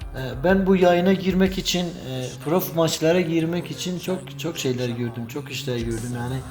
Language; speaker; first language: Turkish; non-native, fluent; Persian